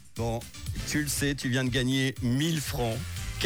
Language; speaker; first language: French; native; French